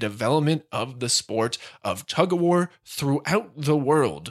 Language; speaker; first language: English; native; English